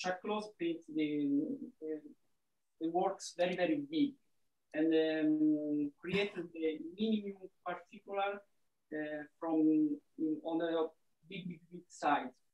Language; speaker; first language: English; non-native, learner; Italian